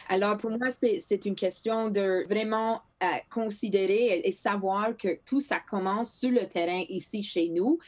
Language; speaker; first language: French; non-native, local second language; Greek